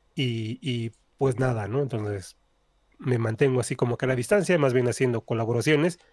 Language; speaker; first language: Spanish; native; Spanish